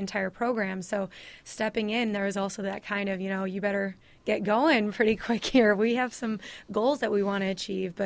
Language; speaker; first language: English; native; English